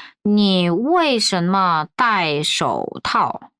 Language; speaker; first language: Chinese; non-native, fluent; Korean